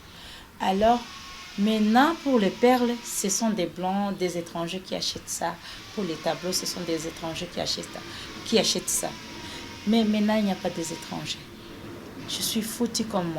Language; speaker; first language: French; non-native, local second language; Rundi